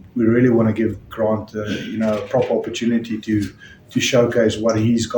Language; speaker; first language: English; non-native, local second language; Afrikaans